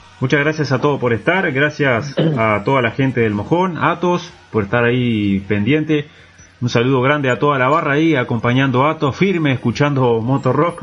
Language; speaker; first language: Spanish; native; Spanish